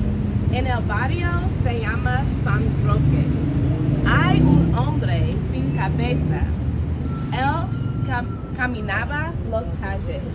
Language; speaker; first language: Spanish; non-native, learner; English